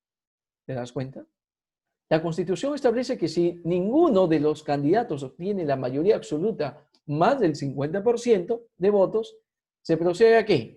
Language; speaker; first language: Spanish; native; Spanish